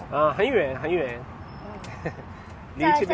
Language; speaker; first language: Chinese; non-native, fluent; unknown